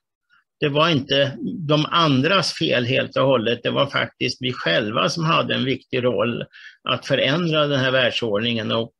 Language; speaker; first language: Swedish; native; Swedish